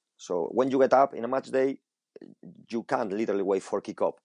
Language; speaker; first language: English; non-native, fluent; Spanish